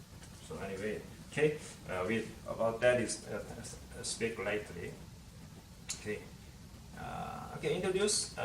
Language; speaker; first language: English; non-native, learner; Korean